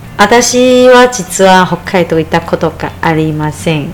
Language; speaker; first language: Japanese; non-native, fluent; Chinese